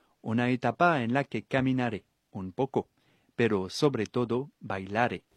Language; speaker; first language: Spanish; non-native, fluent; French